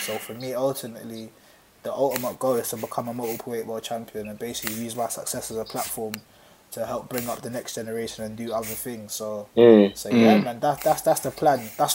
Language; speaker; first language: English; native; English